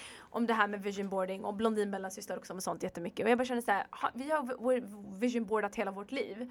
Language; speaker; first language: Swedish; early bilingual, other home language; Arabic